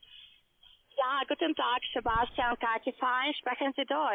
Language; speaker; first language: German; non-native, learner; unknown